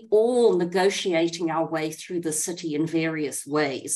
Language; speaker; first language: English; native; English